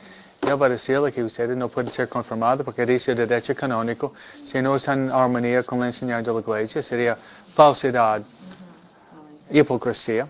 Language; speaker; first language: Spanish; non-native, fluent; English